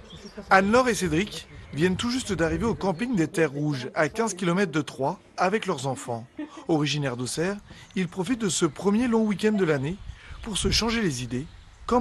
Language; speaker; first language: French; native; French